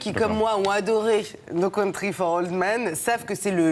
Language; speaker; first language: French; native; French